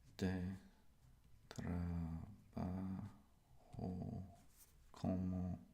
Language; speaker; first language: Spanish; non-native, learner; English